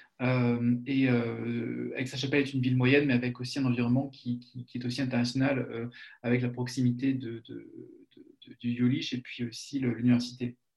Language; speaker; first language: French; native; French